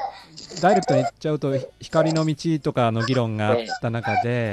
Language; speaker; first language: Japanese; native; Japanese